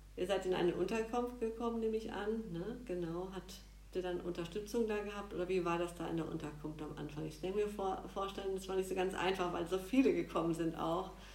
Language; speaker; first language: German; native; German